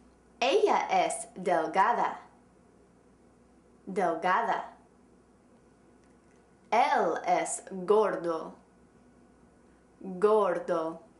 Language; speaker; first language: Spanish; non-native, fluent; English